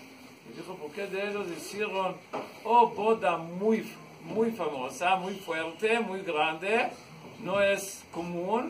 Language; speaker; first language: Spanish; non-native, learner; Hebrew